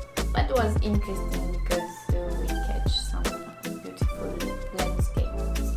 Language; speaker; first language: English; non-native, learner; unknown